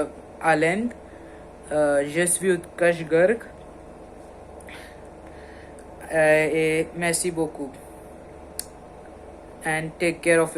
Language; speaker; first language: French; non-native, learner; Hindi